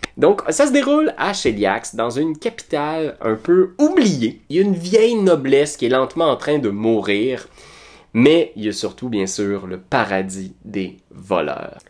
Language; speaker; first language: French; native; French